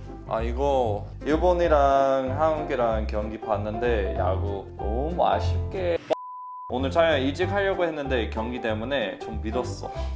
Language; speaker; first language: Korean; non-native, fluent; English